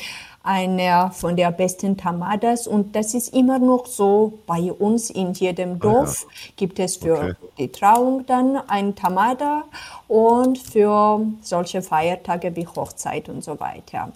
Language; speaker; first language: German; non-native, fluent; Georgian